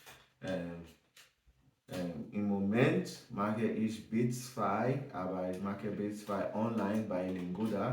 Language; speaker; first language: German; non-native, learner; English